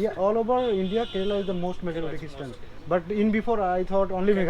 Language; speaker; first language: English; non-native, learner; Bangla